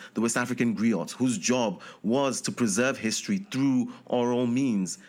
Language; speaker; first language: English; non-native, local second language; Yoruba